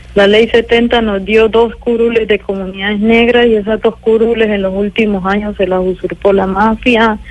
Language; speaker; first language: Spanish; native; Spanish